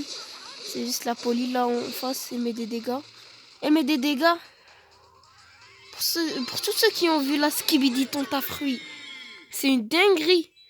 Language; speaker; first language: French; native; French